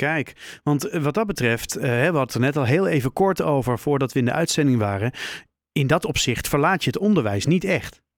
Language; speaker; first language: Dutch; native; Dutch